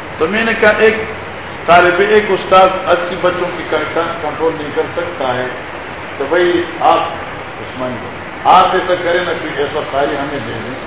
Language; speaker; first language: Urdu; non-native, local second language; Northern Hindko